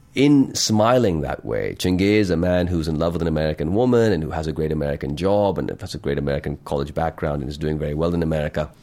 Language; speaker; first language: English; non-native, local second language; Urdu